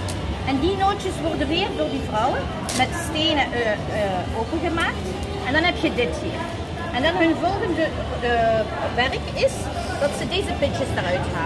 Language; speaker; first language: Dutch; non-native, fluent; Arabic